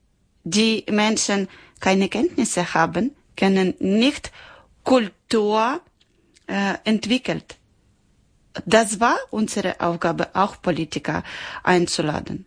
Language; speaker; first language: German; non-native, learner; Ukrainian